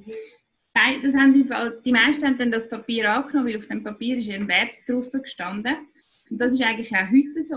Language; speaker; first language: German; native; German